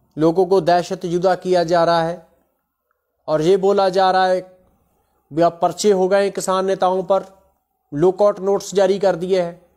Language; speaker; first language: Hindi; non-native, local second language; Punjabi